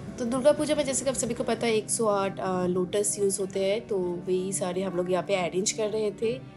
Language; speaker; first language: Hindi; non-native, local second language; Bangla